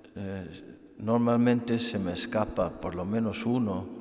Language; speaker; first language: Spanish; non-native, fluent; English